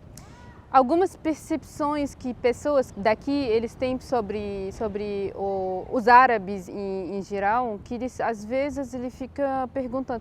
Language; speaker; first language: Portuguese; non-native, fluent; Arabic